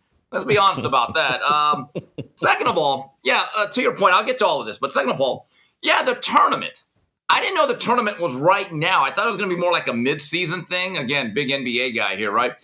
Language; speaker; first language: English; native; English